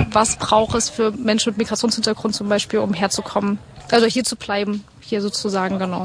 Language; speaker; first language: German; native; German